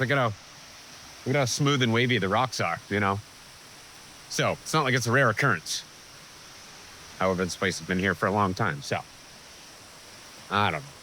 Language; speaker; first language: English; native; English